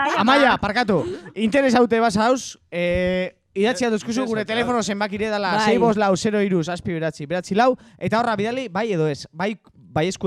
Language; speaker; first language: Basque; native; Basque